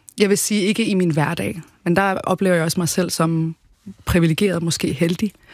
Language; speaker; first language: Danish; early bilingual, other home language; Arabic